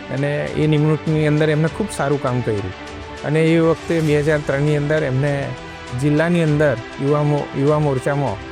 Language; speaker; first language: Gujarati; native; Gujarati